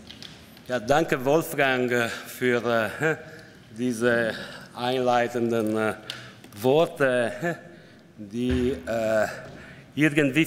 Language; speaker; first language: German; non-native, fluent; Italian